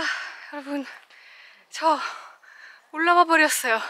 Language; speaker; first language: Korean; non-native, fluent; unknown